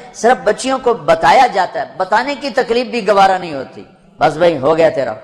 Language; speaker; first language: Urdu; non-native, local second language; Punjabi